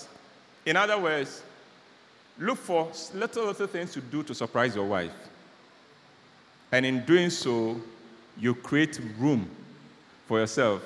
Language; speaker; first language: English; non-native, local second language; Akan